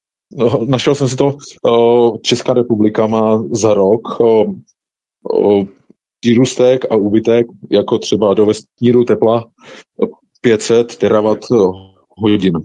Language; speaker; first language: Czech; native; Czech